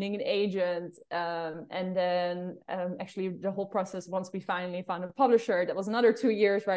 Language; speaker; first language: English; non-native, fluent; Dutch